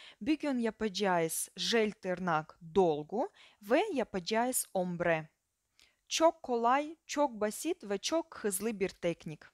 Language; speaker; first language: Turkish; non-native, fluent; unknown